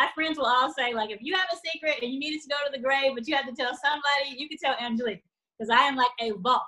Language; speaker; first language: English; native; English